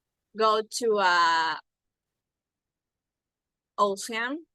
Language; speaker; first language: English; non-native, learner; Spanish